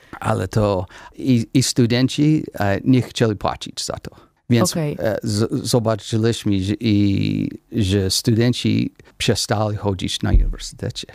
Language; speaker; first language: Polish; non-native, learner; English